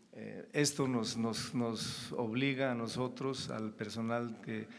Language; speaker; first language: Spanish; native; Spanish